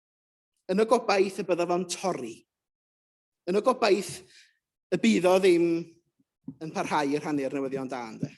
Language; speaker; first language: Welsh; native; Welsh